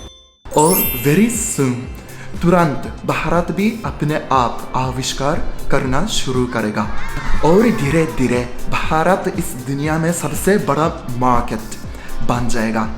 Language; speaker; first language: Hindi; non-native, fluent; Japanese